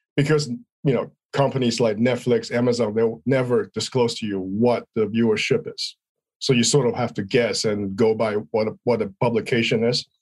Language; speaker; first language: English; native; English